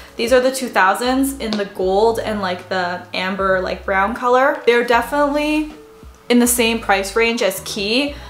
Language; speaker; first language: English; native; English